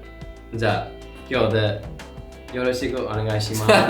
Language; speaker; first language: Japanese; non-native, learner; English